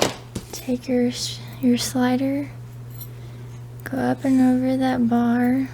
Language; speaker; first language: English; native; English